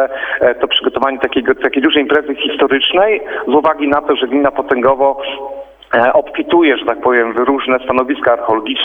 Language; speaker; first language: Polish; native; Polish